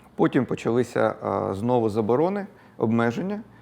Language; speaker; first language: Ukrainian; native; Ukrainian